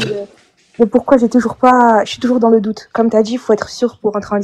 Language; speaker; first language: French; native; French